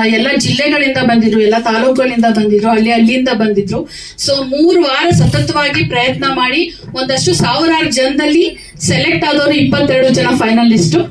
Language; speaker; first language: Kannada; native; Kannada